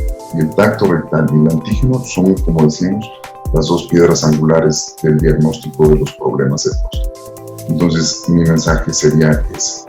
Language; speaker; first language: Spanish; native; Spanish